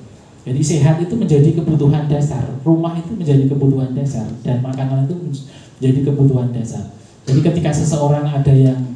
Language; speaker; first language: Indonesian; native; Indonesian